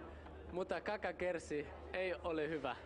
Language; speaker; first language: Finnish; non-native, learner; German